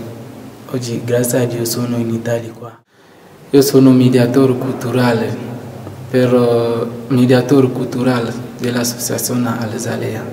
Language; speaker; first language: Italian; non-native, learner; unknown